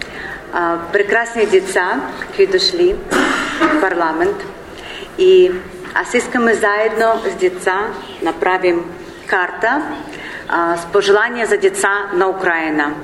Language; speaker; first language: Bulgarian; non-native, learner; Ukrainian